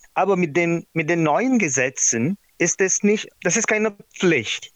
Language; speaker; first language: German; non-native, learner; Marathi